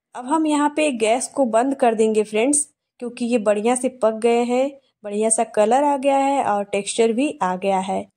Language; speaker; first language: Hindi; native; Hindi